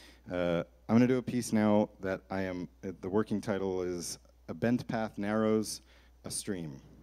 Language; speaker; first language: English; native; English